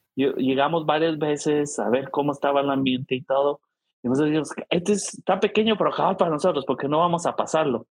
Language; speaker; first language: Spanish; native; Spanish